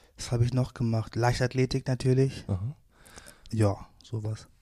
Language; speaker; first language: German; native; German